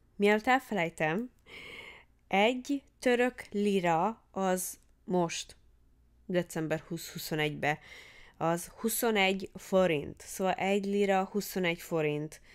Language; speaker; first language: Hungarian; early bilingual, heritage; Hungarian